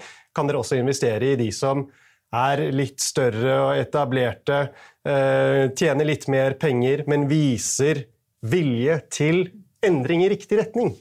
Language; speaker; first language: Norwegian; native; Norwegian